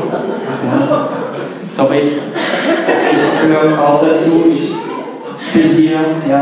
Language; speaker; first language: German; non-native, fluent; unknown